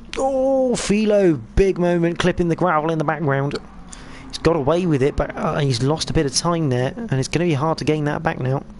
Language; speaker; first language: English; native; English